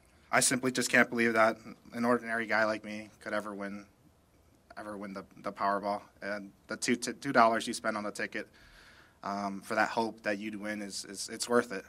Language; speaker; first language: English; early bilingual, other home language; Spanish